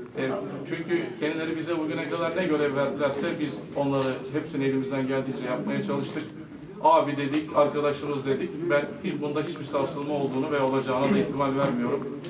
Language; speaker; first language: Turkish; native; Turkish